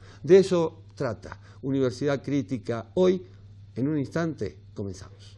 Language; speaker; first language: Spanish; native; Spanish